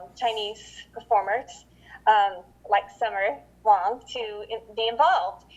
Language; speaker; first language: English; native; English